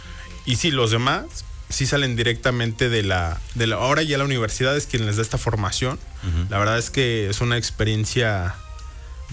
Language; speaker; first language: Spanish; native; Spanish